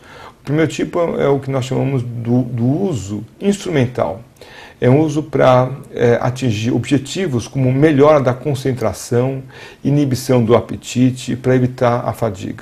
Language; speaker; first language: Portuguese; native; Portuguese